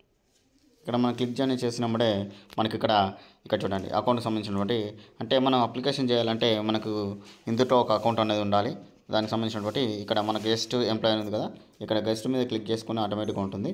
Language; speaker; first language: Telugu; native; Telugu